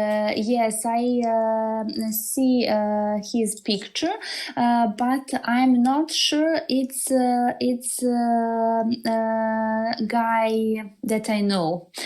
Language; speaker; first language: English; non-native, learner; Serbian